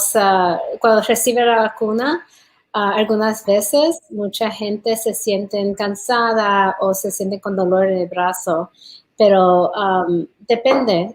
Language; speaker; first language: Spanish; early bilingual, heritage; English